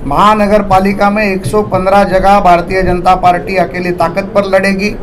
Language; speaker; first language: Hindi; non-native, local second language; Marathi